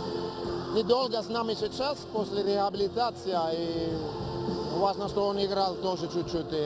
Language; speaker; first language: Russian; non-native, learner; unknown